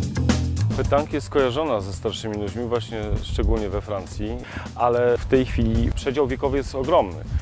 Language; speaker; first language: Polish; native; Polish